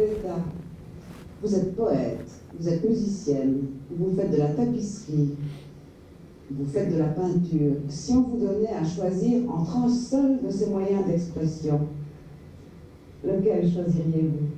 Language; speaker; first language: French; native; French